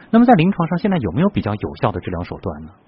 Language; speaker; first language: Chinese; native; Chinese